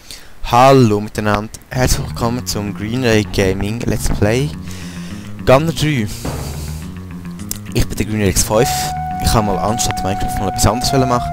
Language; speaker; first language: German; native; German